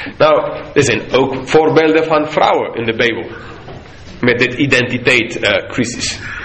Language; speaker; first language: Dutch; non-native, fluent; English